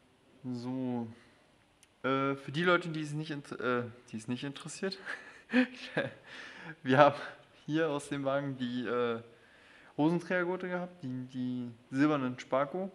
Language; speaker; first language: German; native; German